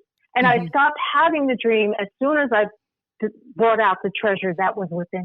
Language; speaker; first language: English; native; English